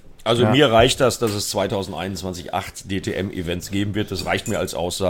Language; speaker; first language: German; native; German